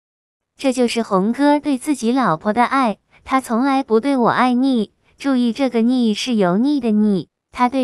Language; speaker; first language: Chinese; non-native, fluent; Vietnamese